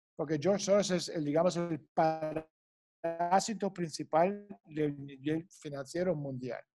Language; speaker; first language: Spanish; non-native, fluent; Russian